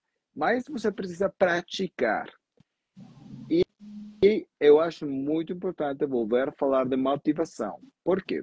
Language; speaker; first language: Portuguese; non-native, fluent; Spanish